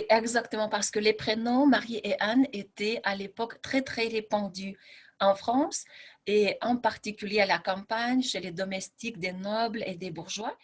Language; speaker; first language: French; non-native, fluent; Lithuanian